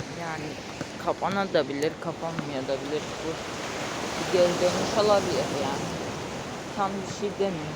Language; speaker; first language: Turkish; non-native, fluent; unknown